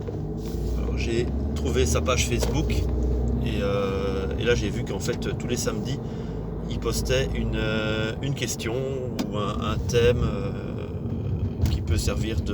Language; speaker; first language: French; native; French